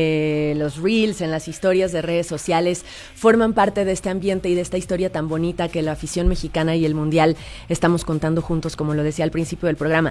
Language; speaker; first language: Spanish; native; Spanish